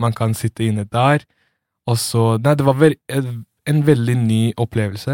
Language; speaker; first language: Norwegian; early bilingual, other home language; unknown